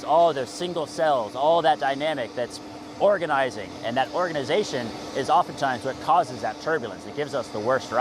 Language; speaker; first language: English; native; English